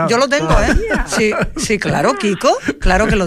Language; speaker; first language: Spanish; native; Spanish